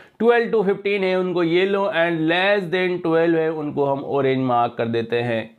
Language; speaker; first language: Hindi; native; Hindi